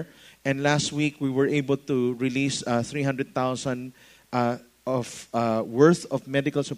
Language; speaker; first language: English; non-native, local second language; Filipino